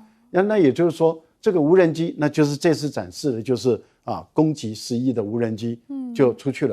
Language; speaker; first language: Chinese; native; Chinese